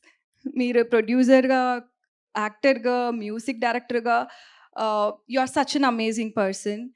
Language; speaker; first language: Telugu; non-native, learner; Tamil